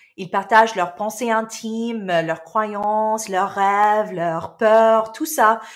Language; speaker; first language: French; non-native, local second language; Arabic